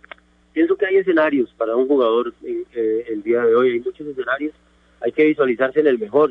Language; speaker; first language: Spanish; native; Spanish